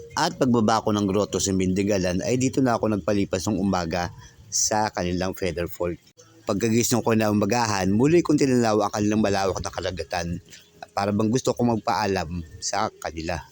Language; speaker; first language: Filipino; native; Filipino